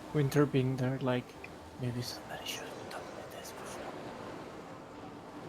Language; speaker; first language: English; native; English